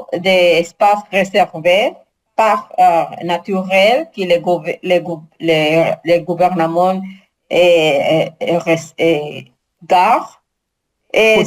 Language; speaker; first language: French; non-native, learner; Spanish